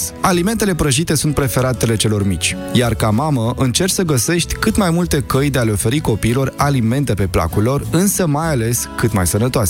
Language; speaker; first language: Romanian; native; Romanian